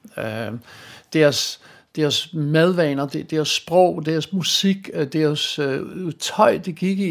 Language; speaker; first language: Danish; non-native, fluent; Dutch